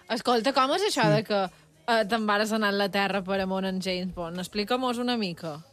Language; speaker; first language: Catalan; native; Catalan